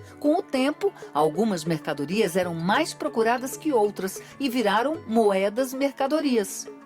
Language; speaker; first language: Portuguese; native; Portuguese